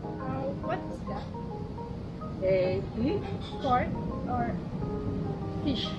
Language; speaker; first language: English; non-native, local second language; Filipino